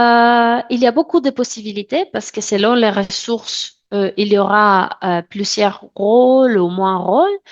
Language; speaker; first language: French; non-native, fluent; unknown